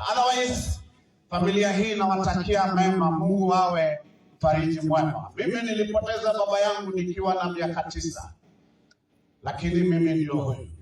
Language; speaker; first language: Swahili; non-native, local second language; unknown